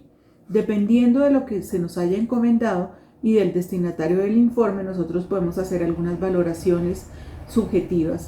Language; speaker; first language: Spanish; native; Spanish